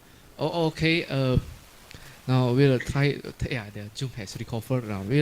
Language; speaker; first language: English; non-native, fluent; Indonesian